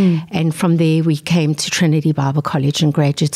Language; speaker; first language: English; native; English